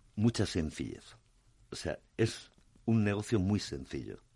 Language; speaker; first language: Spanish; native; Spanish